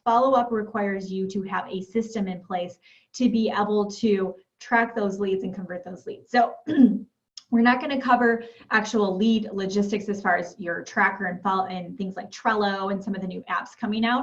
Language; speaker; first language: English; native; English